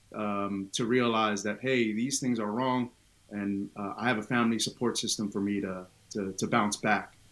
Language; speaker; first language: English; early bilingual, other home language; Tongan